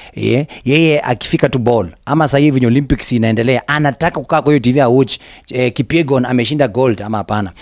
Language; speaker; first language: Swahili; non-native, local second language; Luyia